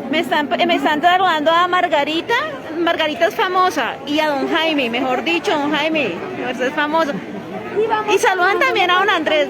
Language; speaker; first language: Spanish; native; Spanish